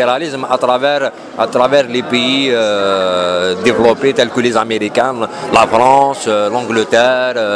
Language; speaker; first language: French; non-native, local second language; Arabic